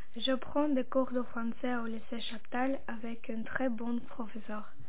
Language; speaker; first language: French; non-native, learner; Russian